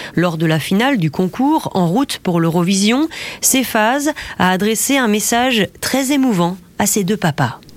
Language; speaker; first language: French; native; French